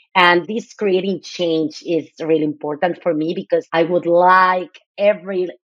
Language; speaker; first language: English; non-native, fluent; Spanish